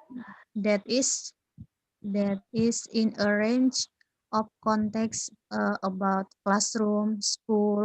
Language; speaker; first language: English; non-native, learner; Indonesian